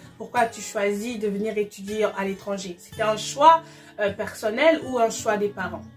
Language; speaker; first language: French; non-native, local second language; Lingala